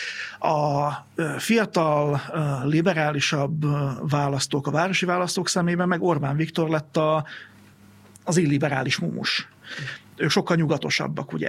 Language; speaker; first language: Hungarian; native; Hungarian